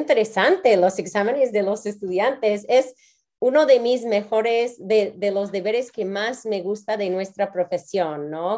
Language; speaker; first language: Spanish; non-native, fluent; English